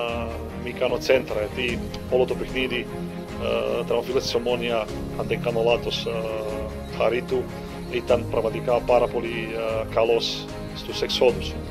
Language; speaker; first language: Greek; non-native, fluent; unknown